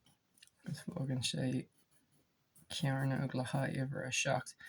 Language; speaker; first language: Irish; non-native, local second language; English